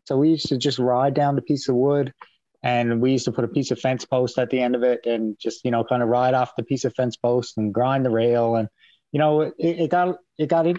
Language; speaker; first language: English; native; English